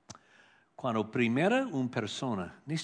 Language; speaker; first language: Spanish; non-native, learner; English